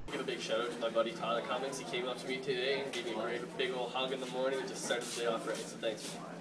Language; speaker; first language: English; native; English